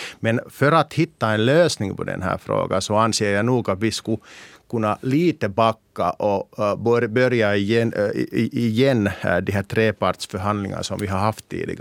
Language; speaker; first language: Swedish; non-native, local second language; Finnish